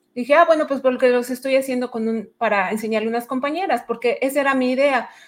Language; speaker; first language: Spanish; native; Spanish